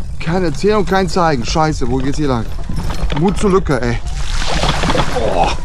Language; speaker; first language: German; early bilingual, other home language; Polish